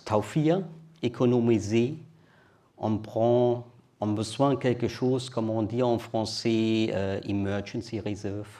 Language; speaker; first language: French; non-native, learner; German